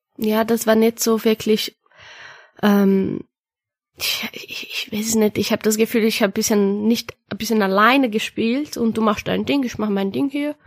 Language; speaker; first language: German; non-native, learner; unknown